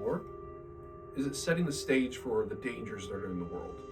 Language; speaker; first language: English; native; English